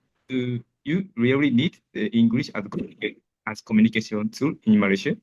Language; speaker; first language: English; non-native, learner; Japanese